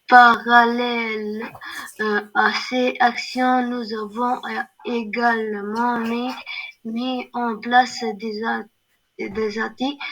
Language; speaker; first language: French; non-native, learner; Arabic